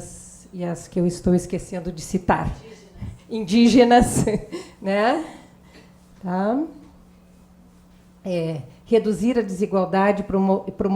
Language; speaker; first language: Portuguese; native; Portuguese